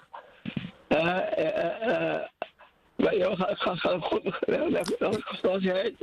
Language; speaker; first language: Dutch; non-native, learner; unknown